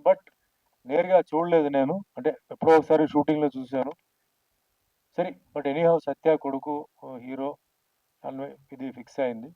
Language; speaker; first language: Telugu; native; Telugu